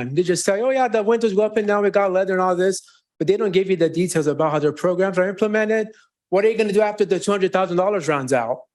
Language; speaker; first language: English; non-native, fluent; Romanian